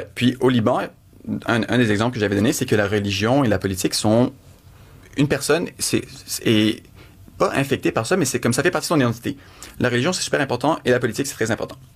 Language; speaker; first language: French; early bilingual, other home language; Arabic